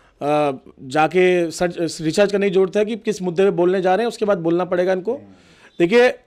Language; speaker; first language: Hindi; native; Hindi